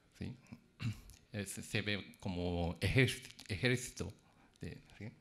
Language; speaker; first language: Spanish; non-native, fluent; Japanese